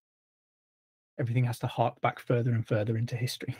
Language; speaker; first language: English; native; English